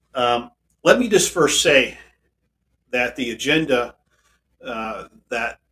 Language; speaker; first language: English; native; English